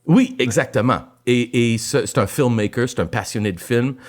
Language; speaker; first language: French; non-native, fluent; English